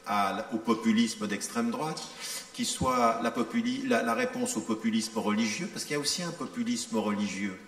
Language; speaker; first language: French; native; French